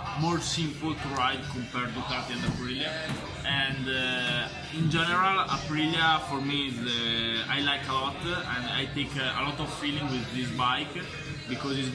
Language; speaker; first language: English; non-native, fluent; Italian